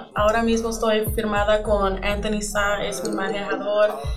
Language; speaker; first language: Spanish; early bilingual, other home language; English